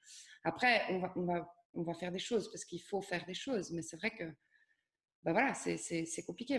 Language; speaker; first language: French; native; French